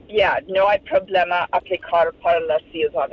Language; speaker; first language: Spanish; non-native, learner; English